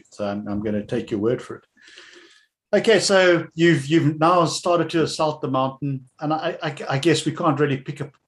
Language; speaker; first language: English; native; English